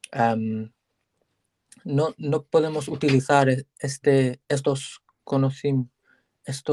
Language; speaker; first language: Spanish; non-native, learner; English